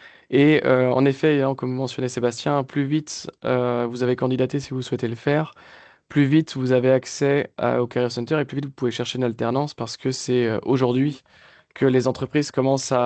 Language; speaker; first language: French; native; French